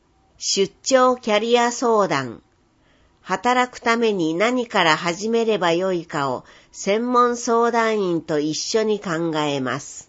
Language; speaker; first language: Japanese; native; Japanese